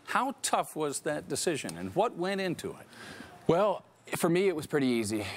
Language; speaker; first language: English; native; English